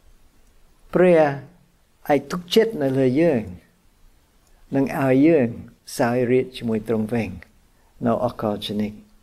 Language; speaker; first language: Khmer; non-native, fluent; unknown